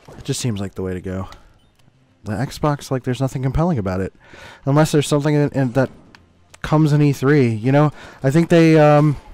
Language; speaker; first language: English; native; English